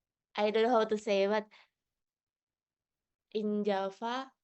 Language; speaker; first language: English; non-native, learner; Indonesian